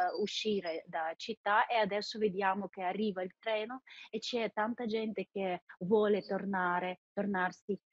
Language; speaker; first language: Italian; non-native, fluent; Ukrainian